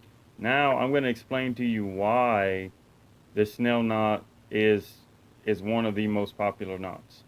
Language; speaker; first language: English; native; English